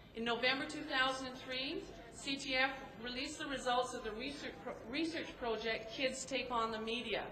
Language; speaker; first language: English; native; English